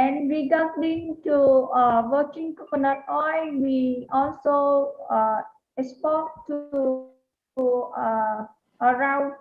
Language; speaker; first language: English; non-native, learner; Vietnamese